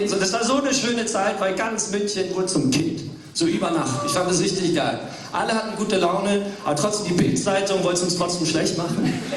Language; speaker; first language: German; early bilingual, other home language; English